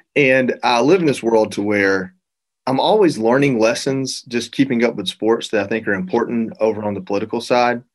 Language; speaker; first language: English; native; English